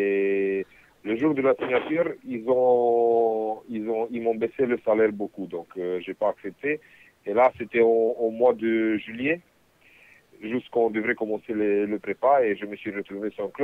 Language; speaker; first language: French; non-native, fluent; Romanian